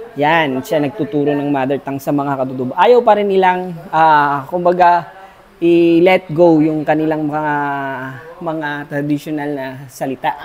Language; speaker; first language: Filipino; native; Filipino